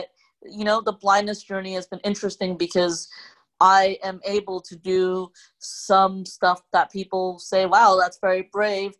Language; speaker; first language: English; non-native, local second language; Cantonese